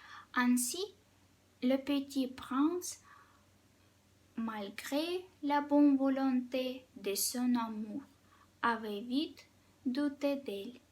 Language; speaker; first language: French; non-native, fluent; Russian